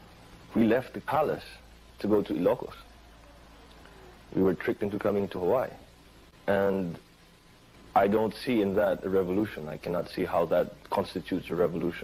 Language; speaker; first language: English; non-native, fluent; Filipino